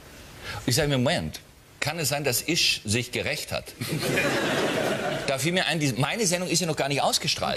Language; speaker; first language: German; native; German